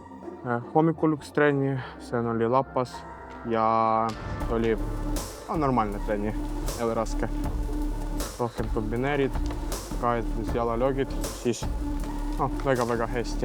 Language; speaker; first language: Estonian; non-native, learner; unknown